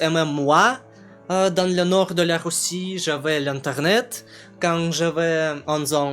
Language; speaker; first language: French; non-native, learner; Russian